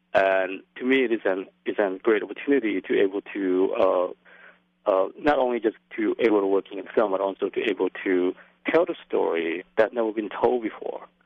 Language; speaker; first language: English; non-native, fluent; Lao